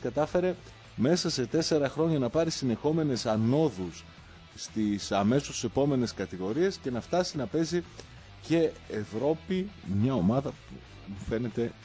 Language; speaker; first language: Greek; native; Greek